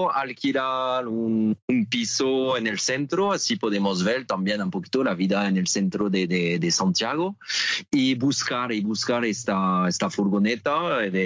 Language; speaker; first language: Spanish; non-native, fluent; French